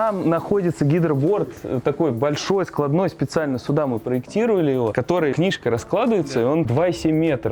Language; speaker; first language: Russian; native; Russian